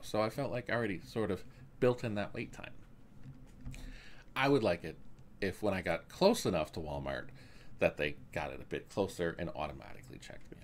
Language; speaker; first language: English; native; English